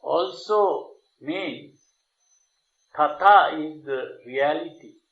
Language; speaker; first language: English; non-native, local second language; Sinhala